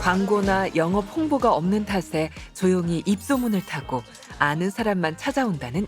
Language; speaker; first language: Korean; native; Korean